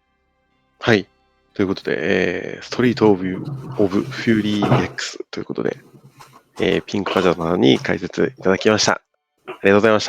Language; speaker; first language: Japanese; native; Japanese